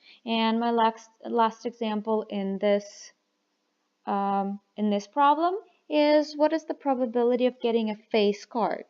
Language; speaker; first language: English; non-native, fluent; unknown